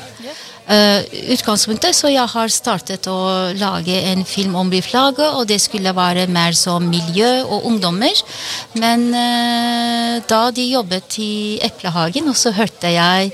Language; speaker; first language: Norwegian; non-native, fluent; Turkish